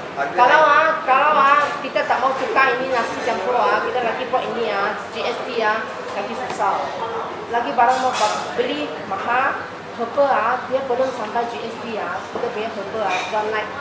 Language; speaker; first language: Malay; non-native, local second language; Chinese